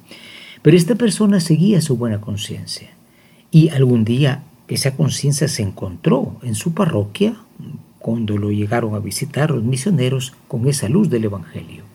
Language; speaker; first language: Spanish; native; Spanish